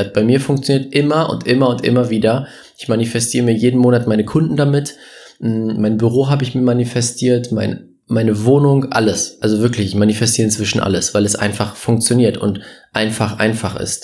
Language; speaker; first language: German; native; German